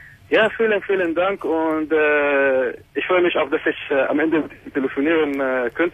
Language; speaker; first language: German; non-native, fluent; Arabic